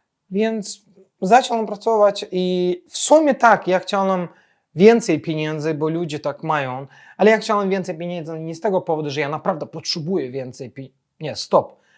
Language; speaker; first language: Polish; non-native, fluent; Azerbaijani